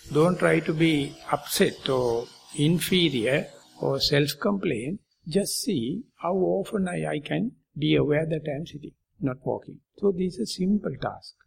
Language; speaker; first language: English; non-native, local second language; Sinhala